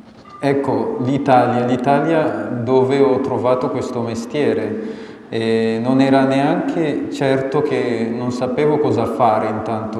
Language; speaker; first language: Italian; non-native, fluent; Amharic